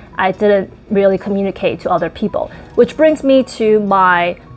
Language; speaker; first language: English; early bilingual, other home language; Chinese